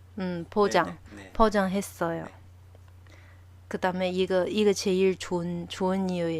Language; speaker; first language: Korean; non-native, learner; Chinese